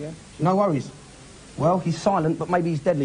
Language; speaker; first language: English; native; English